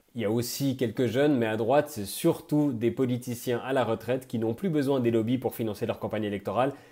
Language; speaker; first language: French; native; French